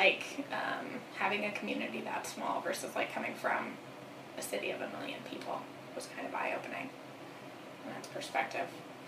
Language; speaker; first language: English; native; English